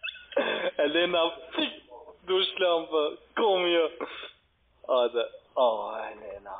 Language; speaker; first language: German; non-native, learner; Albanian